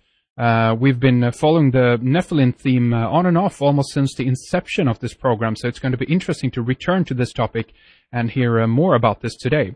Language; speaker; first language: English; non-native, fluent; Swedish